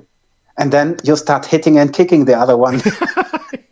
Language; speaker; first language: English; non-native, fluent; German